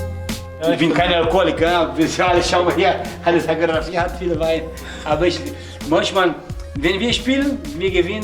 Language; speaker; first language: German; non-native, learner; Portuguese